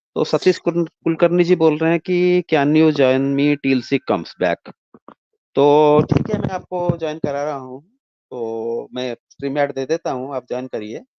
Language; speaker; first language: Hindi; native; Hindi